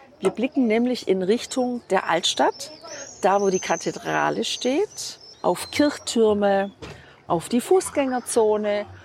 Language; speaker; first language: German; native; German